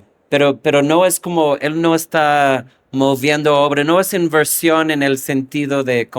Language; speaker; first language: Spanish; non-native, fluent; English